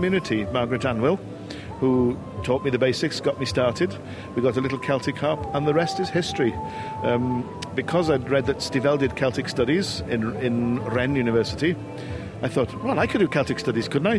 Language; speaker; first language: English; native; English